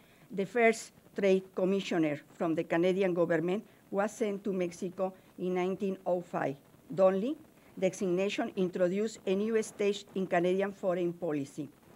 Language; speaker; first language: English; non-native, fluent; Spanish